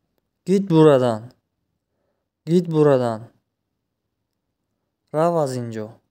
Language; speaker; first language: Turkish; non-native, fluent; Tajik